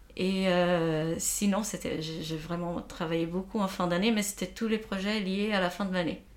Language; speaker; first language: French; non-native, fluent; Portuguese